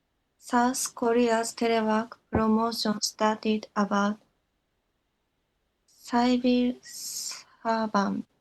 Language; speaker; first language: English; non-native, learner; Japanese